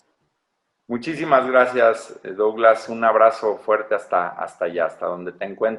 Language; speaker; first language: Spanish; native; Spanish